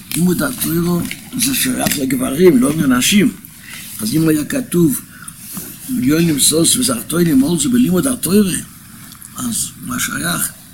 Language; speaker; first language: Hebrew; non-native, local second language; Yiddish